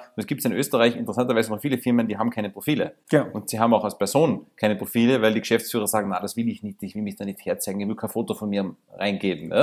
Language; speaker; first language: German; native; German